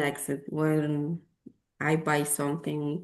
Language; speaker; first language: English; non-native, learner; Spanish